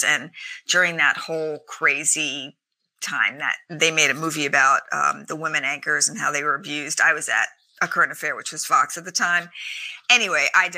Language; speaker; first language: English; native; English